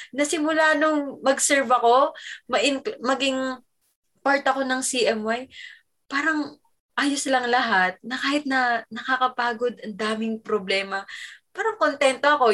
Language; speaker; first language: Filipino; native; Filipino